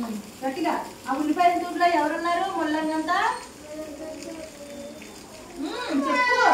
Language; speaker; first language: Telugu; native; Telugu